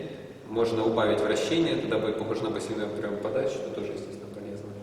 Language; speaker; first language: Russian; native; Russian